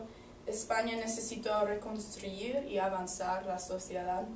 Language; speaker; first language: Spanish; non-native, learner; English